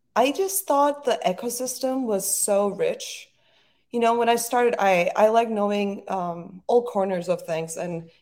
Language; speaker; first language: English; non-native, fluent; Turkish